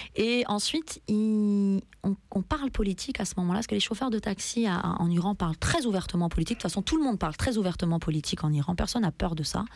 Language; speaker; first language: French; early bilingual, other home language; Persian